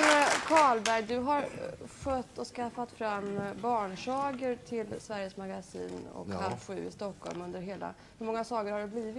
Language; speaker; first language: Swedish; native; Swedish